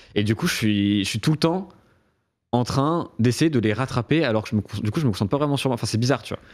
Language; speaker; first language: French; native; French